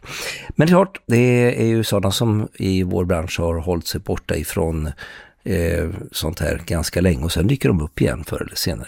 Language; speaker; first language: Swedish; native; Swedish